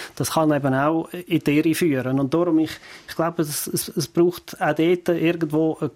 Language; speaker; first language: German; native; German